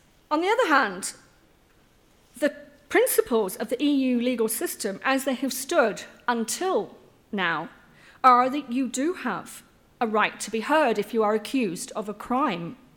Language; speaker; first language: English; native; English